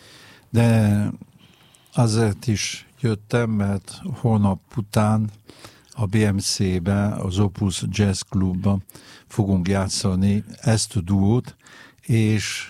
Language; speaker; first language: Hungarian; non-native, fluent; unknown